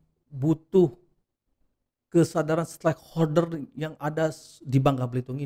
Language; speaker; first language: Indonesian; native; Indonesian